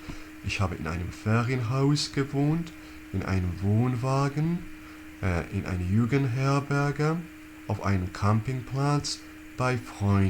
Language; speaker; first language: German; non-native, fluent; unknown